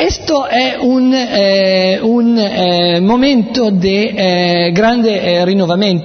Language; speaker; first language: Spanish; non-native, learner; Italian